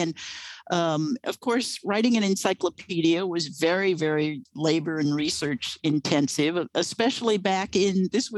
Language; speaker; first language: English; native; English